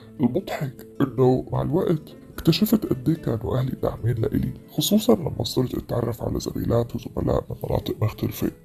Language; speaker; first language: Arabic; native; Arabic